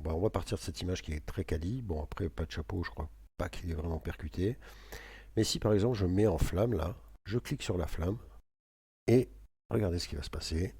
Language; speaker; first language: French; native; French